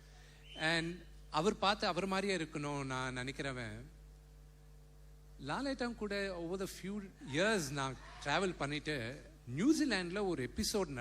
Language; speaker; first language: Tamil; non-native, local second language; Telugu